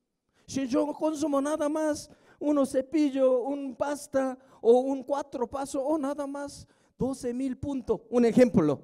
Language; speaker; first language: Spanish; non-native, fluent; Korean